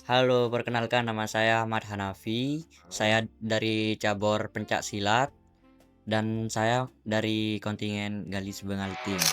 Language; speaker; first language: Indonesian; non-native, local second language; Madurese